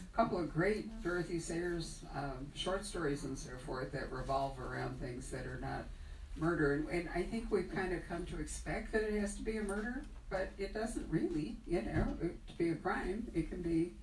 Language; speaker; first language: English; native; English